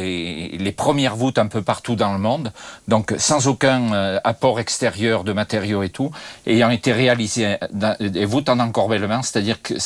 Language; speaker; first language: French; native; French